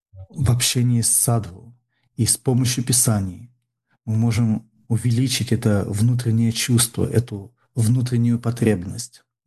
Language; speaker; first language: Russian; native; Russian